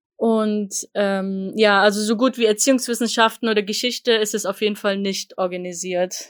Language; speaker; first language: German; early bilingual, other home language; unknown